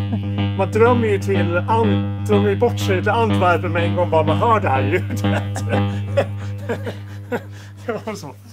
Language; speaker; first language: Swedish; native; Swedish